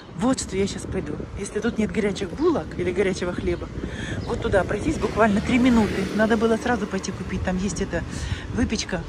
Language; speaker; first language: Russian; native; Russian